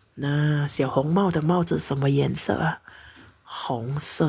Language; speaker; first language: Chinese; non-native, fluent; Indonesian